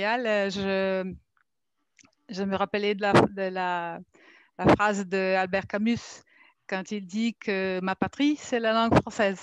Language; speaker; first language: French; non-native, fluent; Portuguese